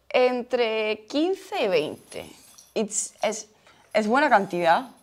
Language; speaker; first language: English; non-native, learner; Spanish